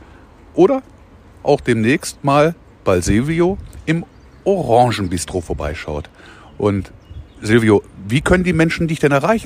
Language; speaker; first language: German; native; German